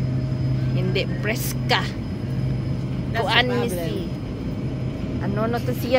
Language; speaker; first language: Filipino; non-native, local second language; Cebuano